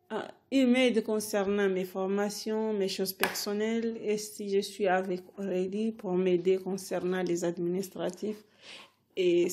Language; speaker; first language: French; non-native, learner; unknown